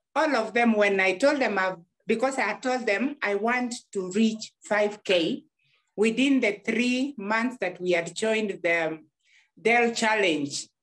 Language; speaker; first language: English; non-native, local second language; Gusii